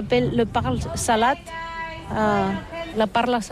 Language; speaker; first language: French; non-native, learner; Catalan